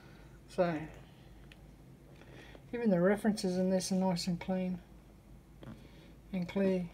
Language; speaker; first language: English; native; English